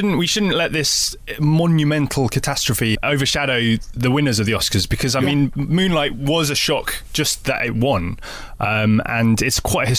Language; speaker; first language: English; native; English